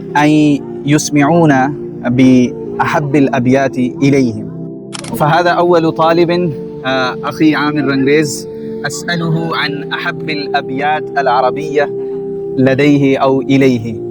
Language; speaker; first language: Arabic; non-native, fluent; Urdu